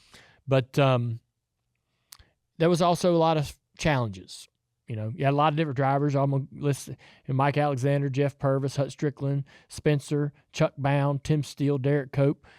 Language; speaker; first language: English; native; English